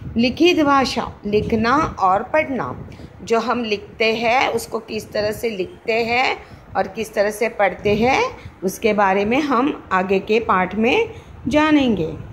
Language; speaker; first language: Hindi; native; Hindi